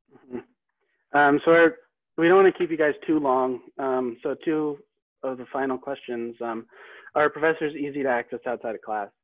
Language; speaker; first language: English; native; English